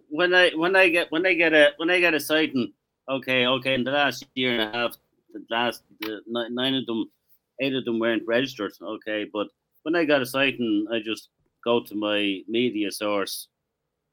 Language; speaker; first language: English; native; English